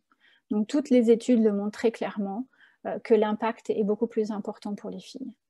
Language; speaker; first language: French; native; French